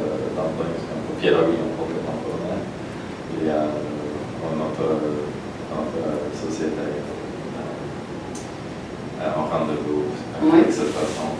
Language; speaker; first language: French; non-native, learner; Polish